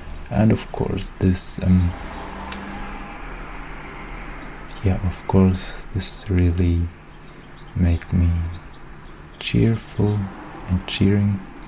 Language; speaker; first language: English; non-native, fluent; German